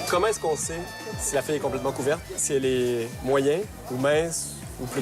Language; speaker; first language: French; native; French